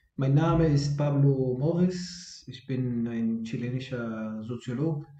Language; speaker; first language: German; early bilingual, other home language; Spanish